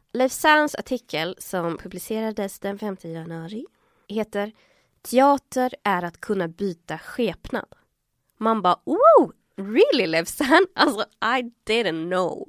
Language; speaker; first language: Swedish; early bilingual, other home language; Spanish